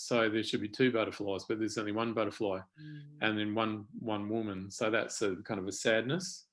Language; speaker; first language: English; native; English